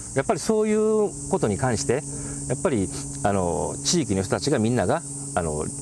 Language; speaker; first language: Japanese; native; Japanese